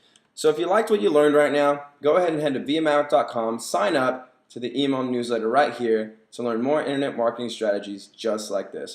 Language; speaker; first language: English; native; English